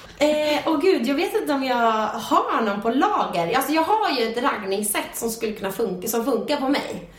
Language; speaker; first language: Swedish; native; Swedish